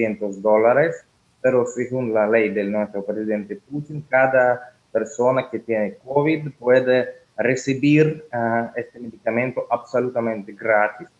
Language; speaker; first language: Spanish; non-native, learner; Russian